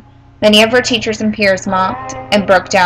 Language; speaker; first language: English; native; English